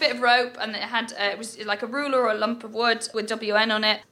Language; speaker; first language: English; native; English